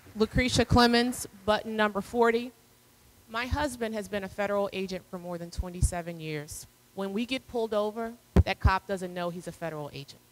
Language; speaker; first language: English; native; English